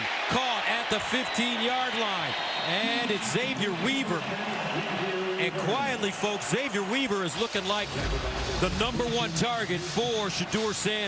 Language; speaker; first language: English; native; English